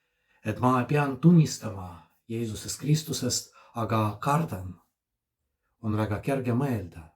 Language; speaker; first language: Estonian; non-native, fluent; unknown